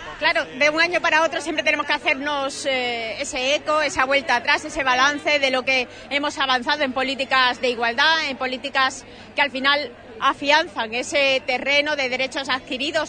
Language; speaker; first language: Spanish; native; Spanish